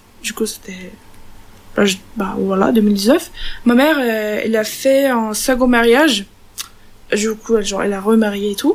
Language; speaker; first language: French; non-native, learner; Turkish